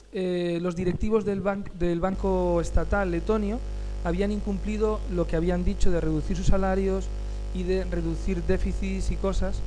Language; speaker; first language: Spanish; native; Spanish